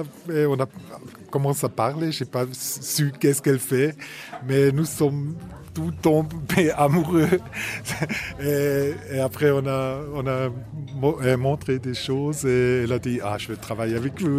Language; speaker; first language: French; non-native, fluent; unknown